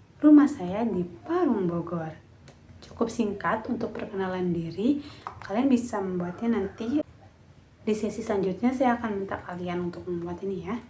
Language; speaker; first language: Indonesian; native; Indonesian